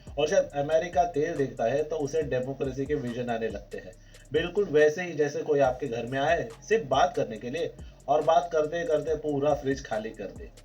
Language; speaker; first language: Hindi; native; Hindi